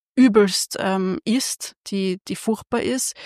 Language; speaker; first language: German; early bilingual, other home language; Hungarian